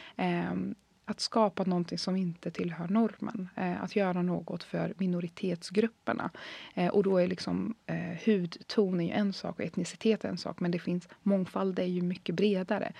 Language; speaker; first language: Swedish; early bilingual, other home language; Arabic